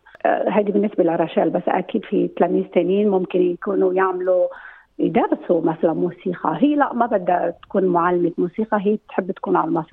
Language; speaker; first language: Arabic; native; Arabic